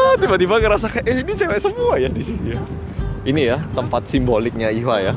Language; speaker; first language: Indonesian; early bilingual, other home language; Korean